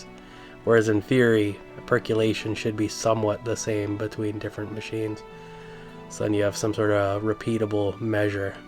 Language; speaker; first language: English; native; English